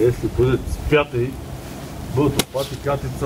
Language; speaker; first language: Russian; non-native, learner; Bulgarian